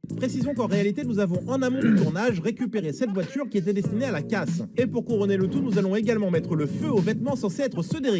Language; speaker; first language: French; native; French